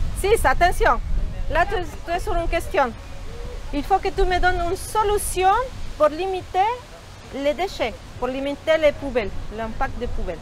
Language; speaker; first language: French; non-native, fluent; Spanish